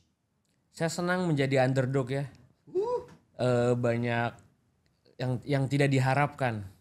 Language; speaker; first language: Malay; non-native, local second language; Indonesian